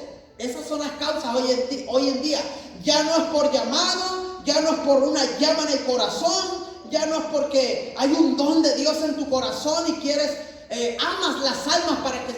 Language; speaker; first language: Spanish; native; Spanish